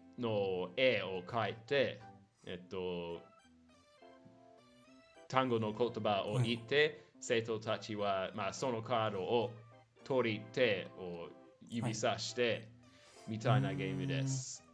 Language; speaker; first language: Japanese; non-native, learner; English